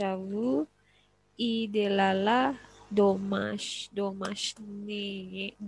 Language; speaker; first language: Russian; non-native, learner; Indonesian